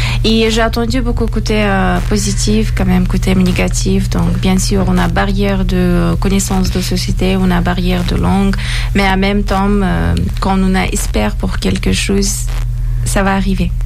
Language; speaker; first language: French; non-native, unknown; Persian